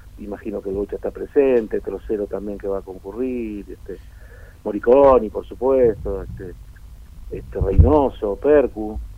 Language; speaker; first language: Spanish; native; Spanish